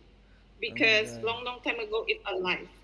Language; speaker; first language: English; non-native, fluent; Indonesian